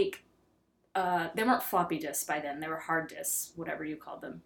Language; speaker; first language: English; native; English